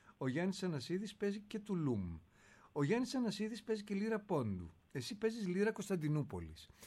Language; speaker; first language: Greek; native; Greek